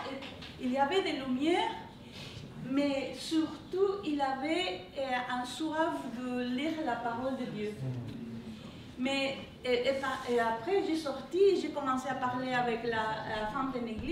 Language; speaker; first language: French; non-native, learner; English